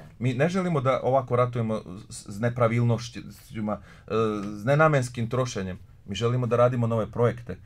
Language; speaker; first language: Croatian; non-native, local second language; Slovak